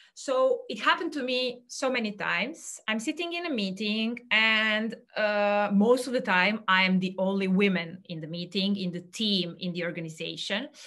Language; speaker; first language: English; non-native, fluent; Serbian